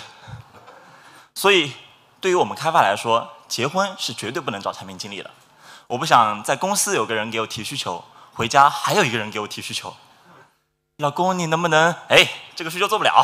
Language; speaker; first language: Chinese; native; Chinese